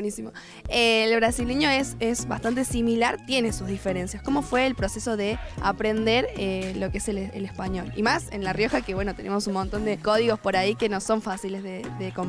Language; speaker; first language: Spanish; native; Spanish